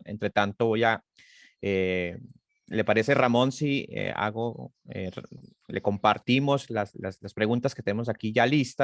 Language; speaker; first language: Spanish; native; Spanish